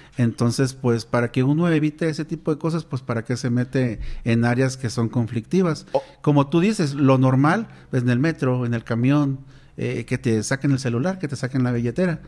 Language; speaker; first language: Spanish; native; Spanish